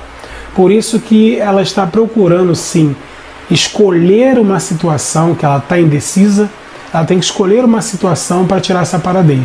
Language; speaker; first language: Portuguese; native; Portuguese